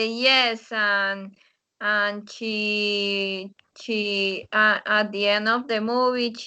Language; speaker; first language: English; non-native, learner; Spanish